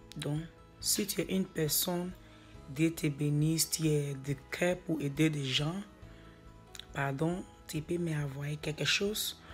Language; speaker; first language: French; non-native, learner; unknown